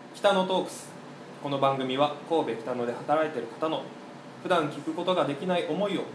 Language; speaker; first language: Japanese; native; Japanese